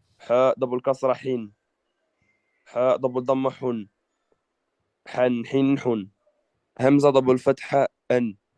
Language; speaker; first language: Arabic; non-native, learner; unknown